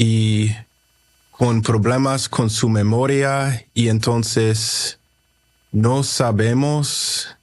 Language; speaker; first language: Spanish; early bilingual, heritage; English